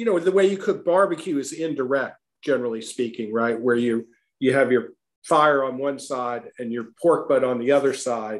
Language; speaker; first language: English; native; English